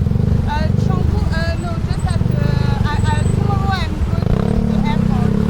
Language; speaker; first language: English; non-native, learner; French